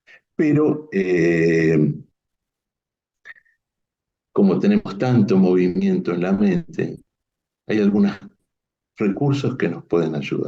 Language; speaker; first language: Spanish; native; Spanish